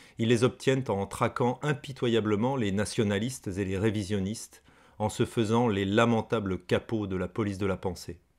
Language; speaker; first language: French; native; French